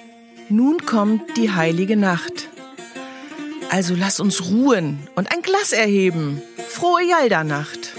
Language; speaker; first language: German; native; German